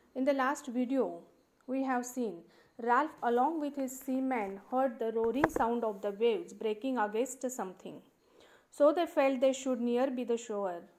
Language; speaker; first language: English; non-native, local second language; Marathi